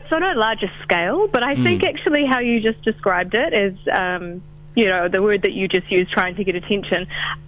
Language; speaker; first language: English; native; English